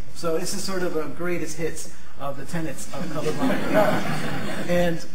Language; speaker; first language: English; native; English